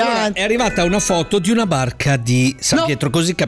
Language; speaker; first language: Italian; native; Italian